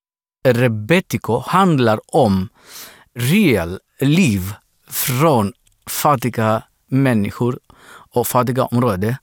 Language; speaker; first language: Swedish; non-native, fluent; Greek